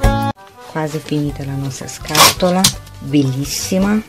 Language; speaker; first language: Italian; non-native, fluent; Portuguese